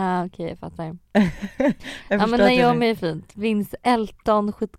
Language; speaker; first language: Swedish; native; Swedish